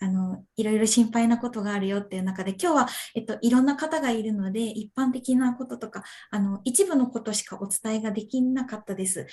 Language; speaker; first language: Japanese; native; Japanese